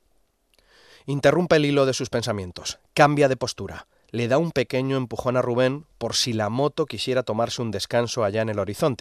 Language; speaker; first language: Spanish; native; Spanish